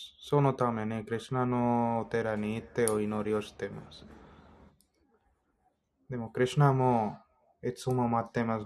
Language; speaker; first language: Japanese; non-native, fluent; Hindi